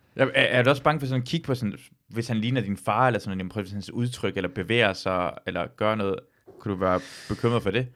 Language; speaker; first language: Danish; native; Danish